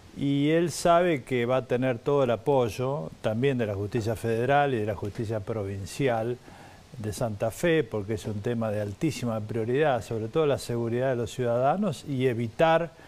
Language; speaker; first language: Spanish; native; Spanish